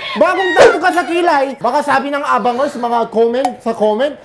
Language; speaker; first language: Filipino; non-native, fluent; Korean